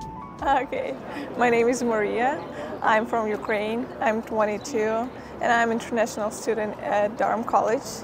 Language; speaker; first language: English; non-native, fluent; Ukrainian